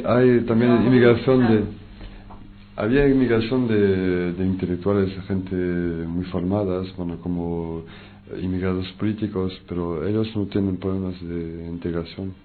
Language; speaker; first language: Spanish; non-native, fluent; French